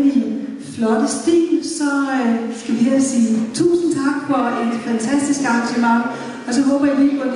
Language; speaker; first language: Danish; native; Danish